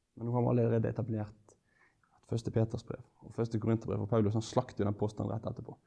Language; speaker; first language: Norwegian; native; Norwegian